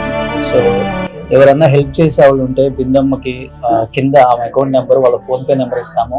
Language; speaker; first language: Telugu; native; Telugu